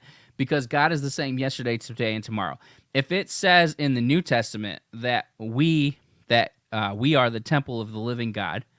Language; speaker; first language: English; native; English